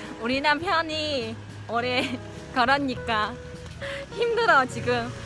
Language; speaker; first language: Korean; non-native, local second language; Vietnamese